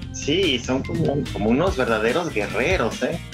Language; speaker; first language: Spanish; native; Spanish